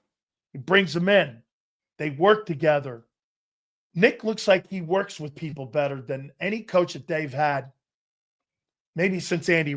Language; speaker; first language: English; native; English